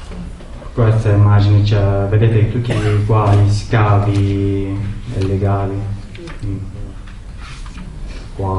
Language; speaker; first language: Italian; non-native, learner; Arabic